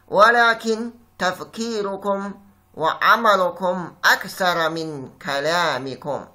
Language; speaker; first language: Arabic; non-native, fluent; Chinese